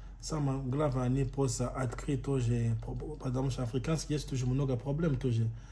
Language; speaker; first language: Russian; non-native, learner; Lingala